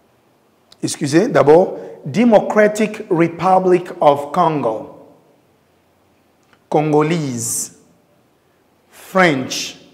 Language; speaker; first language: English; non-native, fluent; Lingala